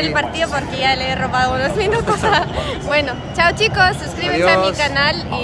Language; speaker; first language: Spanish; non-native, fluent; Russian